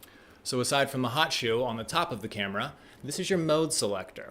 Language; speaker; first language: English; native; English